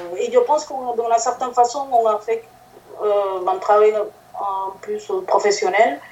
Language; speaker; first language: French; non-native, fluent; Spanish